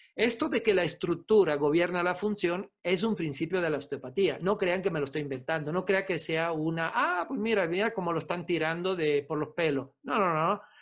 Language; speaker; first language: Spanish; non-native, fluent; Italian